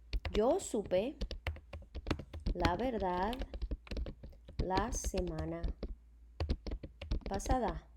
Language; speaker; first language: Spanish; non-native, fluent; English